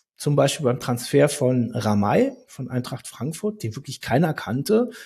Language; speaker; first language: German; native; German